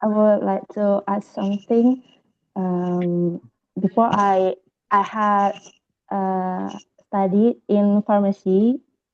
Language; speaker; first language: English; non-native, learner; Indonesian